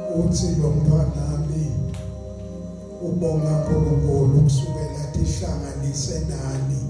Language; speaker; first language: Zulu; non-native, local second language; Swati